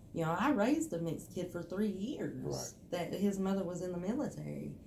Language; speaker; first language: English; native; English